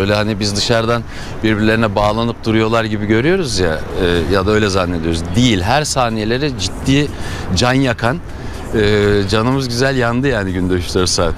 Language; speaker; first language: Turkish; native; Turkish